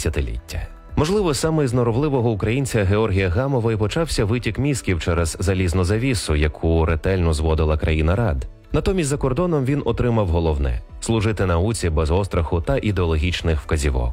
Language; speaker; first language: Ukrainian; native; Ukrainian